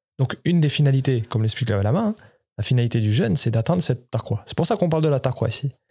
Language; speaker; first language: French; native; French